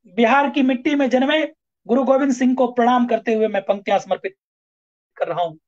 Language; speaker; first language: Hindi; native; Hindi